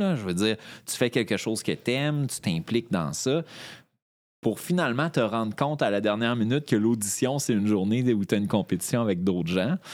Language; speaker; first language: French; native; French